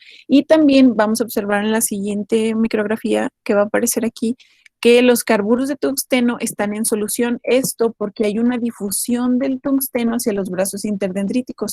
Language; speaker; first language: Spanish; native; Spanish